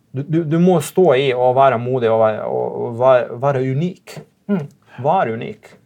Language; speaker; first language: Norwegian; non-native, fluent; Macedonian